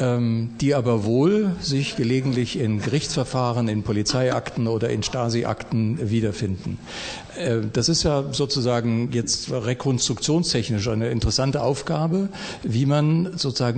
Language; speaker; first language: German; native; German